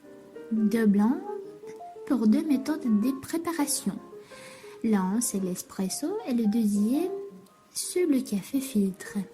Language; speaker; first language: French; non-native, learner; Romanian